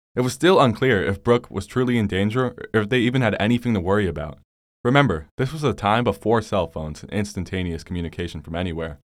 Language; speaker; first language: English; native; English